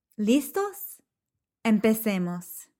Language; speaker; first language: Spanish; non-native, fluent; English